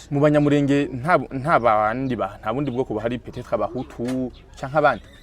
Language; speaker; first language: Rundi; native; Rundi